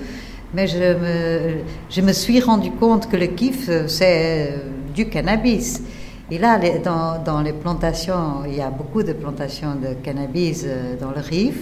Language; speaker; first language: French; non-native, fluent; Portuguese